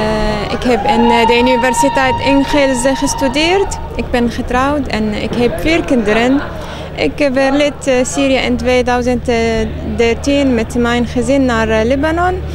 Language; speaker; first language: Dutch; non-native, learner; Arabic